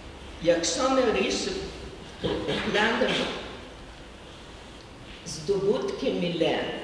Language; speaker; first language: Ukrainian; early bilingual, heritage; Ukrainian